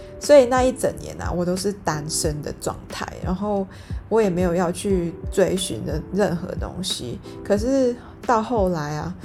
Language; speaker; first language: Chinese; native; Chinese